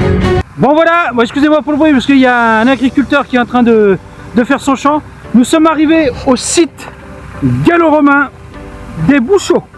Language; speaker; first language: French; native; French